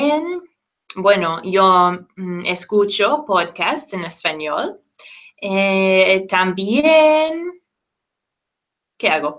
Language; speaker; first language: Spanish; non-native, fluent; English